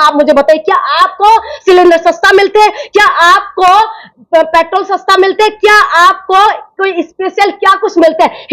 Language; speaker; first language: Hindi; non-native, local second language; Assamese